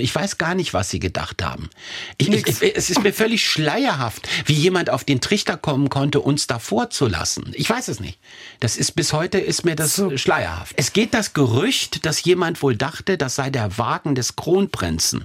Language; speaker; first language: German; native; German